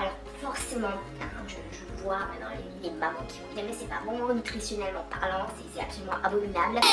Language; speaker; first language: French; native; French